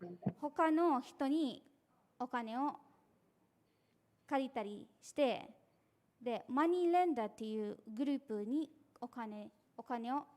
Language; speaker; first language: Japanese; non-native, fluent; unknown